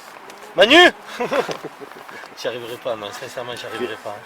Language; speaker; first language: French; native; French